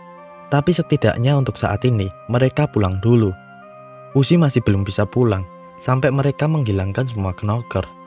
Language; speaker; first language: Indonesian; native; Indonesian